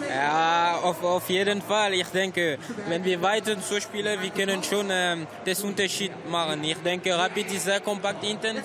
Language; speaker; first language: German; non-native, fluent; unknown